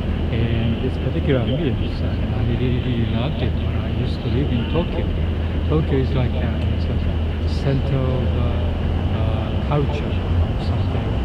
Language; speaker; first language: English; non-native, fluent; Japanese